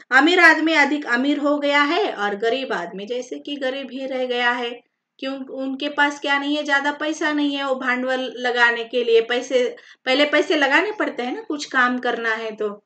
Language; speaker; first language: Hindi; non-native, local second language; Marathi